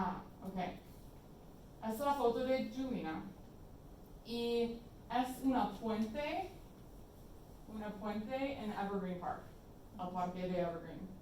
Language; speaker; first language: Spanish; non-native, fluent; English